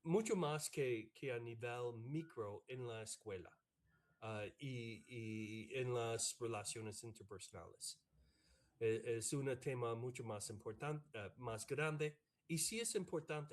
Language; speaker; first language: Spanish; non-native, fluent; English